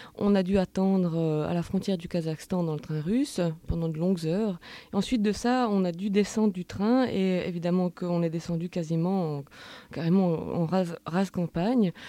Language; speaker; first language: French; native; French